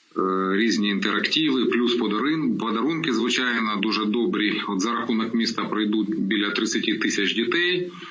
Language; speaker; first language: Ukrainian; non-native, local second language; Russian